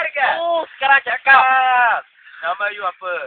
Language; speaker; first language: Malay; non-native, local second language; Tamil